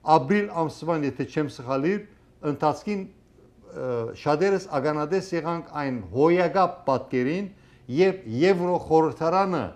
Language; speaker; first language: Armenian; early bilingual, heritage; Armenian